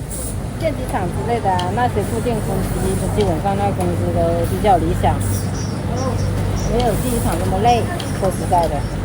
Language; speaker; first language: Chinese; native; Chinese